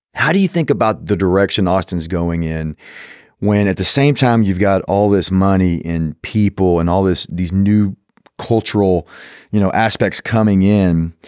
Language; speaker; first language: English; native; English